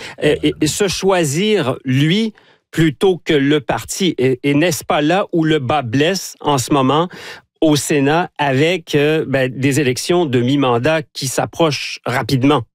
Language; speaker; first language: French; native; French